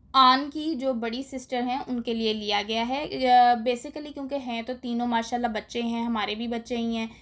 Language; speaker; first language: Urdu; native; Urdu